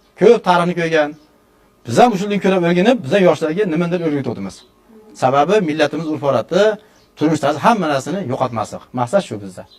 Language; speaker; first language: Uzbek; non-native, local second language; Uyghur